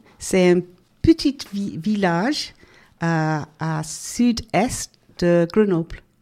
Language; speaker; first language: French; non-native, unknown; English